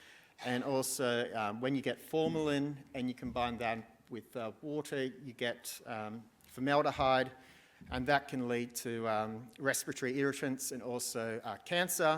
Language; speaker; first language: English; native; English